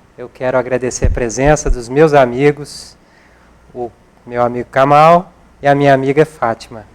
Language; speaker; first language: Portuguese; native; Portuguese